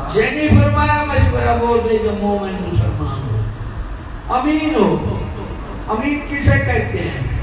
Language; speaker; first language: Urdu; native; Urdu